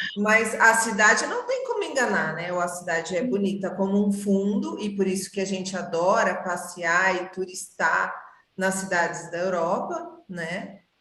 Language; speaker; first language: Portuguese; native; Portuguese